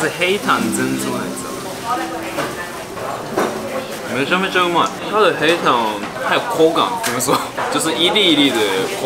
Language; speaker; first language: Chinese; non-native, fluent; Japanese